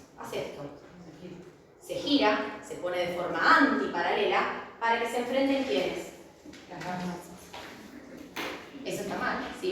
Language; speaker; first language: Spanish; native; Spanish